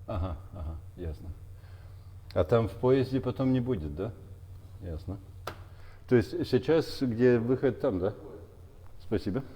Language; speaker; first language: Russian; non-native, learner; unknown